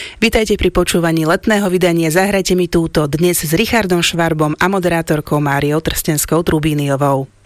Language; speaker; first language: Slovak; native; Slovak